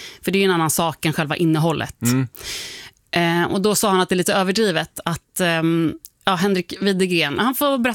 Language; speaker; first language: Swedish; native; Swedish